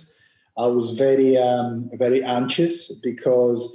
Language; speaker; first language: English; non-native, fluent; Bulgarian